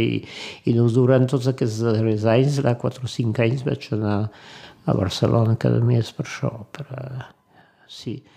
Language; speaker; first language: Catalan; non-native, local second language; French